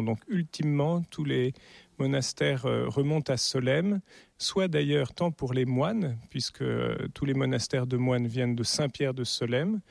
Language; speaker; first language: French; native; French